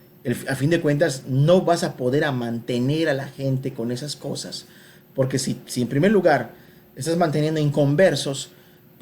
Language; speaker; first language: Spanish; native; Spanish